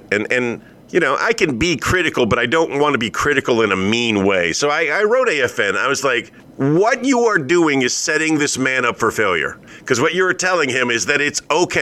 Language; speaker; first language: English; native; English